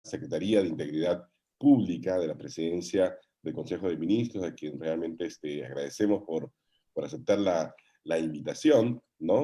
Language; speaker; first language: Spanish; native; Spanish